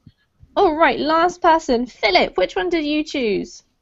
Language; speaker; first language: English; native; English